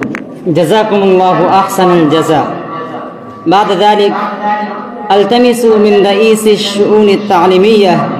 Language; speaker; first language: Arabic; non-native, fluent; Urdu